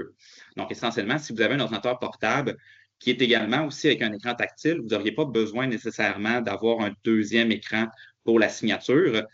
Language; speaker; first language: French; native; French